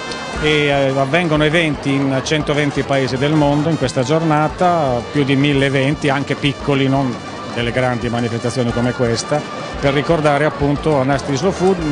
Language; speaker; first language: Italian; native; Italian